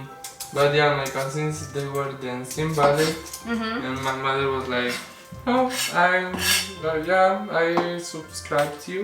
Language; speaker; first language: English; non-native, learner; Spanish